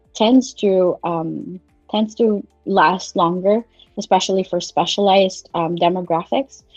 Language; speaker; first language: English; non-native, local second language; Cebuano